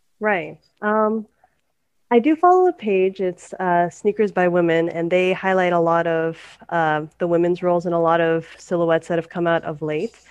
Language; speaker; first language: English; native; English